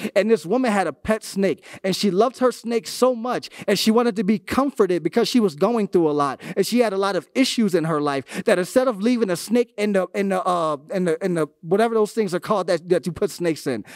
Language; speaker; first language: English; native; English